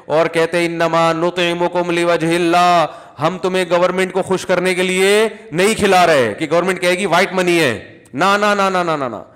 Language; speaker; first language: Urdu; native; Urdu